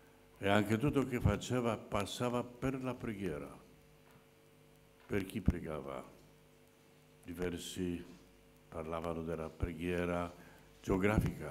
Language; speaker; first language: Italian; non-native, fluent; Polish